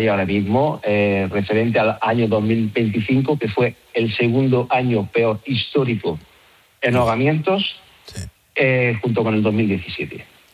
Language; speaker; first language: Spanish; native; Spanish